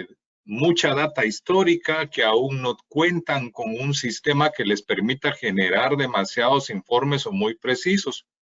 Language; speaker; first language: Spanish; native; Spanish